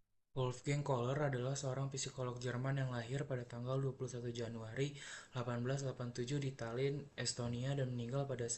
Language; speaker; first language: Indonesian; native; Indonesian